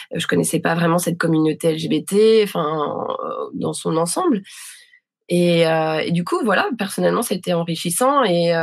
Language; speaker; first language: French; native; French